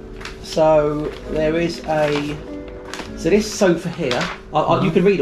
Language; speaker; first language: English; native; English